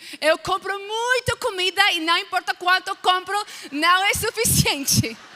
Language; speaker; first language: Portuguese; non-native, fluent; English